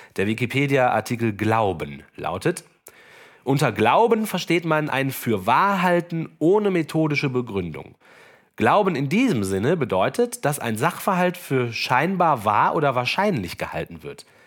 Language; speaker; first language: German; native; German